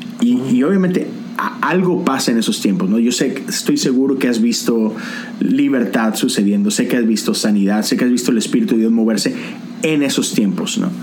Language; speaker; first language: Spanish; native; Spanish